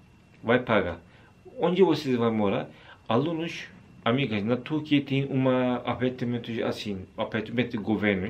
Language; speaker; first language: Portuguese; non-native, learner; Turkish